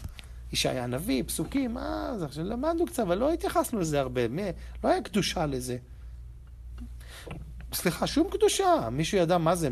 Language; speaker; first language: Hebrew; native; Hebrew